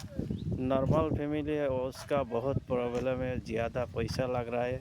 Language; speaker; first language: Hindi; non-native, learner; Bangla